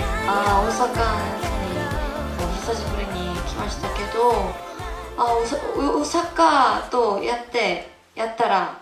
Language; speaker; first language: Japanese; non-native, learner; Korean